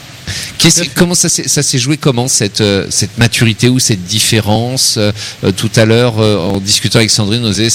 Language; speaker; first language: French; native; French